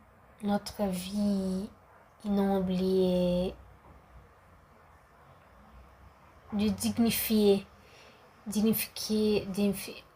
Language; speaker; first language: French; non-native, learner; Portuguese